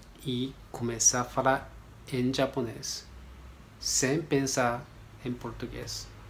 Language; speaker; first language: Portuguese; non-native, learner; Japanese